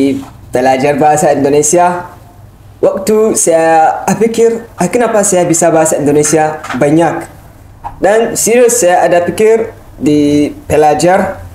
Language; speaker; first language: Indonesian; non-native, learner; Hausa